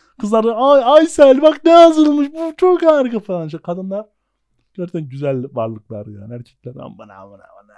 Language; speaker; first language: Turkish; native; Turkish